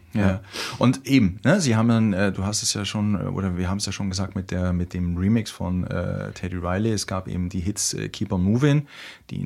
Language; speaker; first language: German; native; German